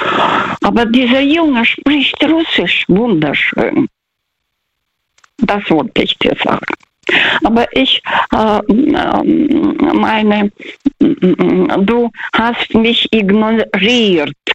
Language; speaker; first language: German; non-native, learner; Russian